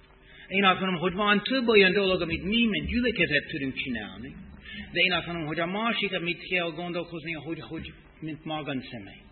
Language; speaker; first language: Hungarian; non-native, fluent; English